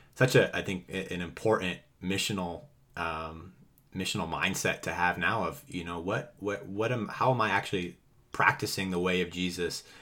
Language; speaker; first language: English; native; English